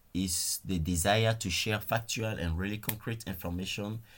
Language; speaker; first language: English; non-native, fluent; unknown